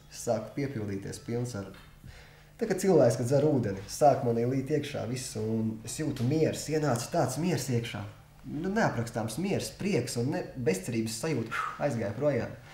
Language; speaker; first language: Latvian; non-native, local second language; Russian